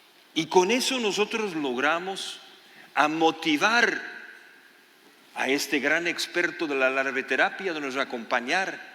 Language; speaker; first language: Spanish; non-native, fluent; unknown